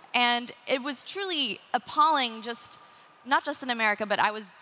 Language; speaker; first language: English; native; English